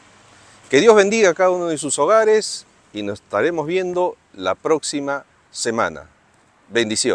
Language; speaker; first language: Spanish; native; Spanish